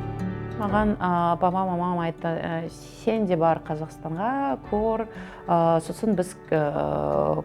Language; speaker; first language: Kazakh; early bilingual, heritage; Kazakh